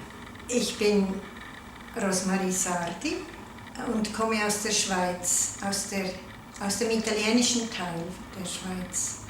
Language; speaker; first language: German; non-native, local second language; Italian